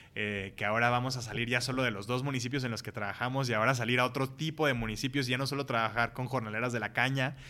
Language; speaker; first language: Spanish; native; Spanish